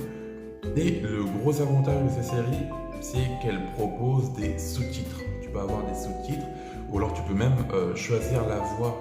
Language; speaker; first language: French; native; French